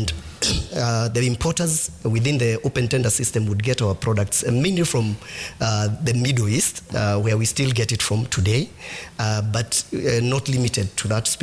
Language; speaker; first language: English; non-native, local second language; Kikuyu